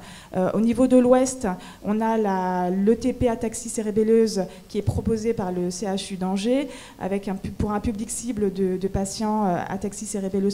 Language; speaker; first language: French; native; French